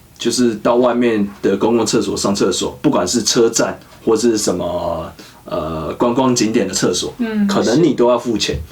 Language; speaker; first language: Chinese; native; Chinese